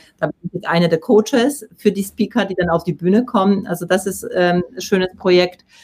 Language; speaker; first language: German; non-native, fluent; Polish